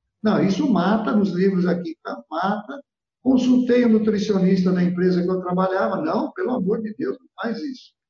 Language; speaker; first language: Portuguese; early bilingual, other home language; Italian